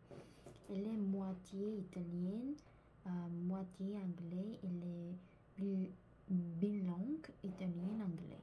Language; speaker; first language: French; non-native, learner; Korean